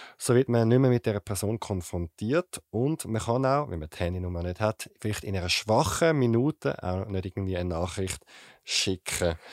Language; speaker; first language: German; native; German